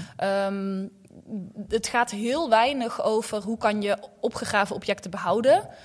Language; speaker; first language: Dutch; native; Dutch